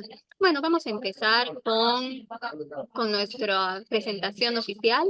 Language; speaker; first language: Spanish; native; Spanish